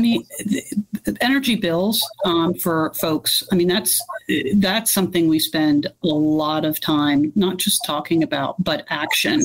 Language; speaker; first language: English; native; English